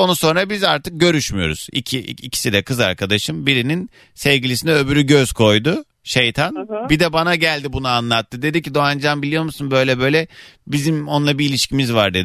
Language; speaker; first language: Turkish; native; Turkish